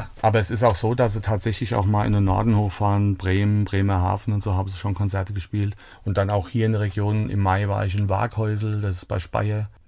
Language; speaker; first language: German; native; German